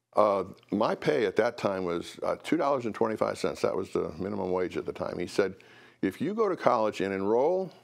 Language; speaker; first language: English; native; English